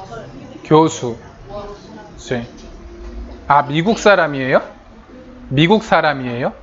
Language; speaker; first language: Spanish; non-native, fluent; Korean